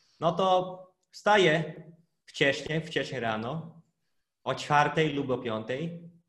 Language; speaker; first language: Polish; non-native, fluent; Portuguese